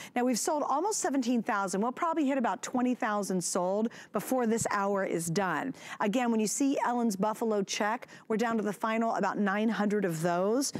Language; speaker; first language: English; native; English